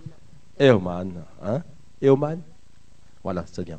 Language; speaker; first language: French; native; French